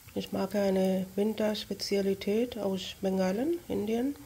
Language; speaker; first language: German; non-native, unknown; Bangla